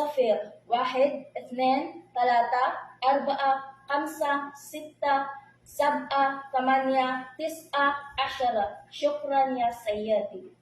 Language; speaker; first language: Arabic; non-native, learner; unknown